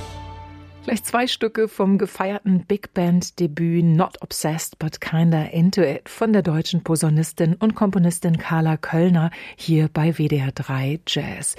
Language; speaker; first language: German; native; German